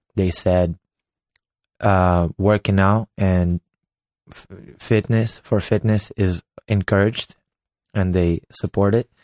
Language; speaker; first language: English; non-native, fluent; Ukrainian